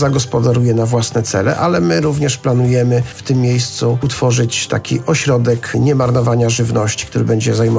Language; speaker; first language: Polish; native; Polish